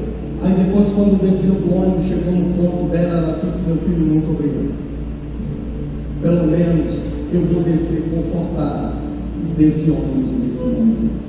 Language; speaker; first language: Portuguese; native; Portuguese